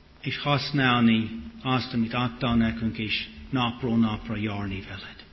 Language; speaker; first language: Hungarian; non-native, fluent; English